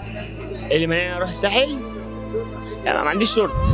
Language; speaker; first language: Arabic; native; Arabic